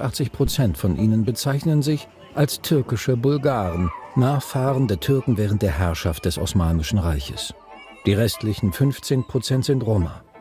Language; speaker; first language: German; native; German